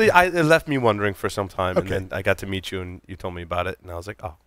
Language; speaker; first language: English; native; English